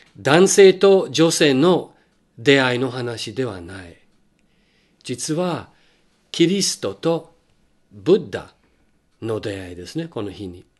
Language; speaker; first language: Japanese; non-native, fluent; English